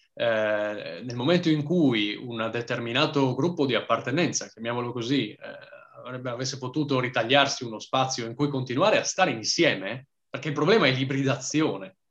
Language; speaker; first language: Italian; native; Italian